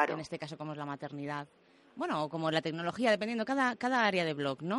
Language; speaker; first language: Spanish; native; Spanish